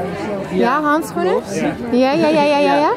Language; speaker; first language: Dutch; non-native, fluent; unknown